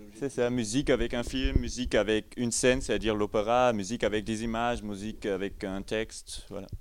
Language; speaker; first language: French; non-native, fluent; German